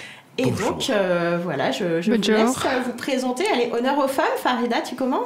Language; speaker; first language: French; native; French